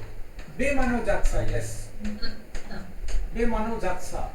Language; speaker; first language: Hindi; native; Hindi